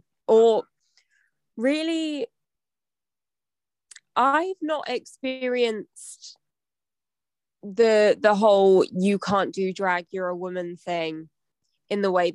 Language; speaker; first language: English; native; English